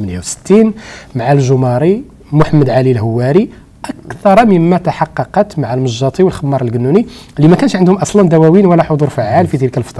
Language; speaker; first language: Arabic; native; Arabic